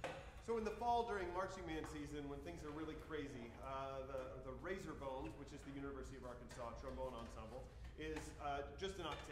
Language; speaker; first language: English; native; English